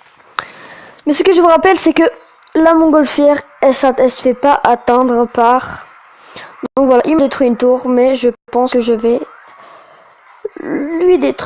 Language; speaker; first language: French; native; French